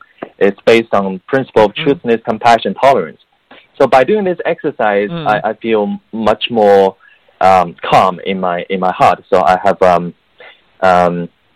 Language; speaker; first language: English; non-native, fluent; Chinese